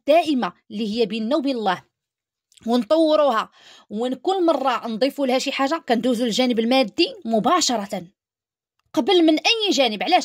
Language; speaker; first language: Arabic; native; Arabic